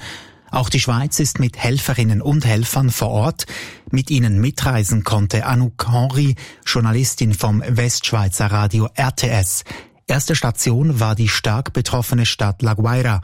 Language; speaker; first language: German; native; German